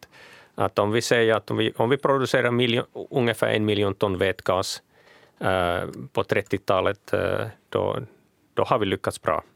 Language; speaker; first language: Swedish; non-native, local second language; Finnish